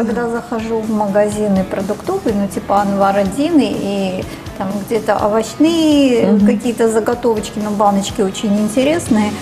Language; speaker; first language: Russian; native; Russian